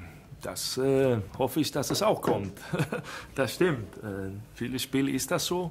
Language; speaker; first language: German; non-native, fluent; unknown